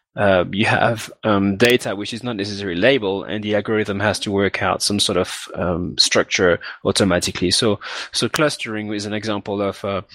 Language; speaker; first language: English; non-native, fluent; French